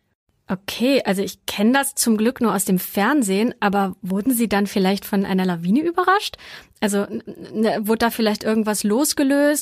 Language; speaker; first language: German; native; German